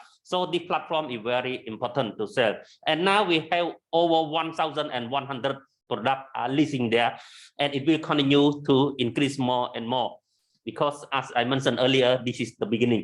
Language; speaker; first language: English; non-native, learner; Khmer